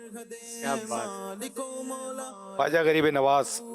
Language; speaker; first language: Urdu; native; Urdu